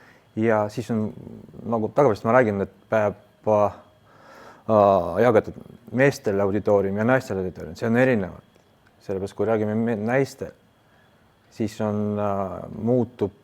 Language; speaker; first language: Estonian; non-native, local second language; Russian